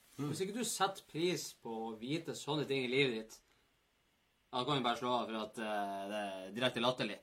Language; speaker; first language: Norwegian; native; Norwegian